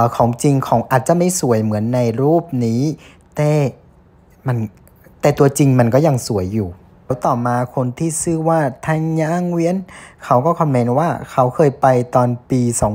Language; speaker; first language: Thai; non-native, fluent; Vietnamese